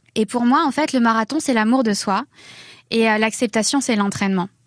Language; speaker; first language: French; native; French